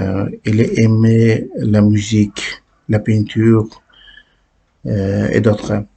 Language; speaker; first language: French; non-native, learner; Uzbek